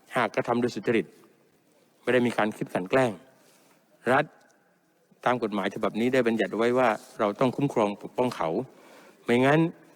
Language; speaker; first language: Thai; non-native, local second language; Pattani Malay